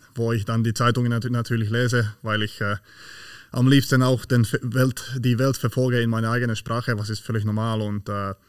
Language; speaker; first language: German; non-native, fluent; Slovak